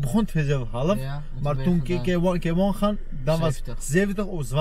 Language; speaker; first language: Dutch; non-native, fluent; Armenian